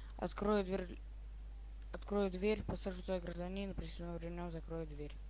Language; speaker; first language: Russian; native; Russian